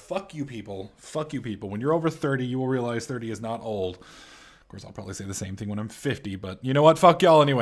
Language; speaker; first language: English; native; English